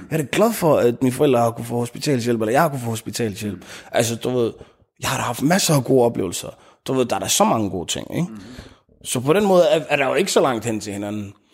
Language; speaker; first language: Danish; early bilingual, other home language; Arabic